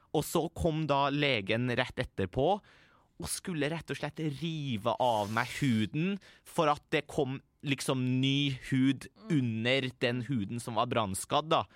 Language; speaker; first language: Norwegian; early bilingual, other home language; Persian